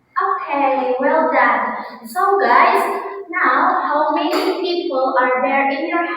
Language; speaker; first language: English; non-native, fluent; Indonesian